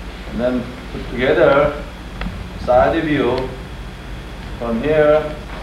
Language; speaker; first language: English; non-native, fluent; Korean